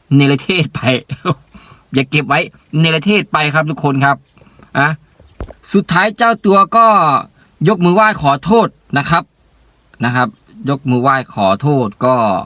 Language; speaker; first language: Thai; native; Thai